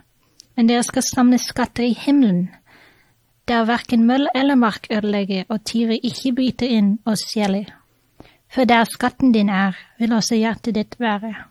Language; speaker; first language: Norwegian; non-native, fluent; English